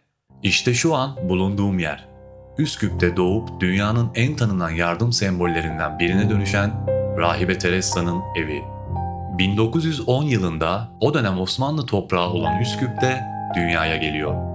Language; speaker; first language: Turkish; native; Turkish